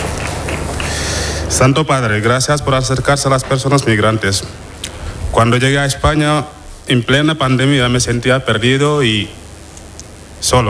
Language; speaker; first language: Spanish; non-native, fluent; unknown